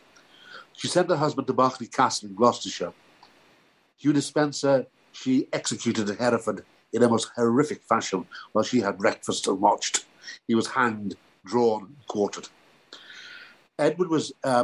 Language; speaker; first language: English; native; English